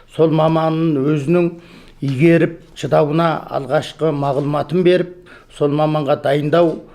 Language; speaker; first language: Kazakh; native; Kazakh